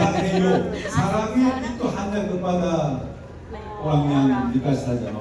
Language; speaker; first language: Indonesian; non-native, learner; Korean